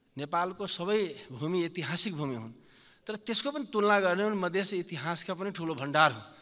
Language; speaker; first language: Nepali; non-native, local second language; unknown